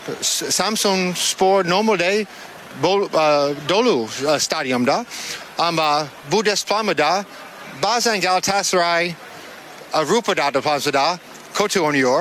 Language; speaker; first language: Turkish; non-native, learner; English